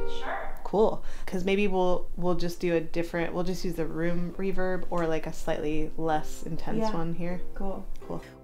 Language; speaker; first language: English; native; English